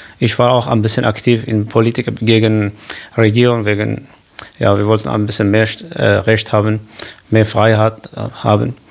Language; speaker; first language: German; non-native, learner; Kurdish